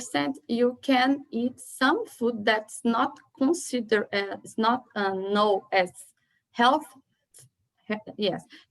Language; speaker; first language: English; non-native, learner; Portuguese